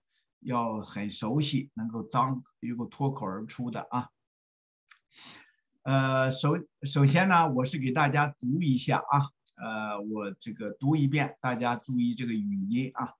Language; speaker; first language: Chinese; native; Chinese